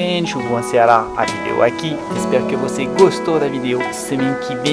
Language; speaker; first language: Portuguese; non-native, learner; French